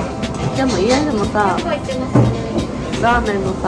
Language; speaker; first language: Japanese; native; Japanese